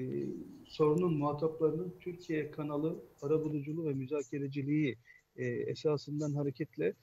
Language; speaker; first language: Turkish; native; Turkish